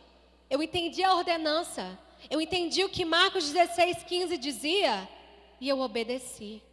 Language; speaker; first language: Portuguese; native; Portuguese